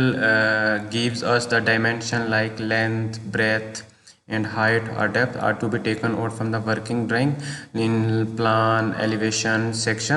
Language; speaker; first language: English; non-native, local second language; Hindi